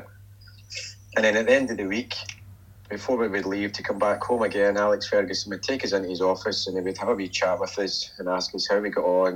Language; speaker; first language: English; native; English